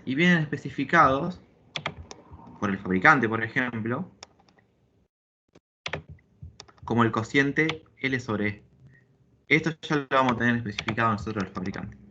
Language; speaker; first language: Spanish; native; Spanish